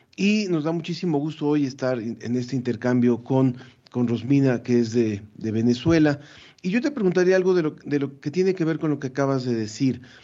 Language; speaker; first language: Spanish; native; Spanish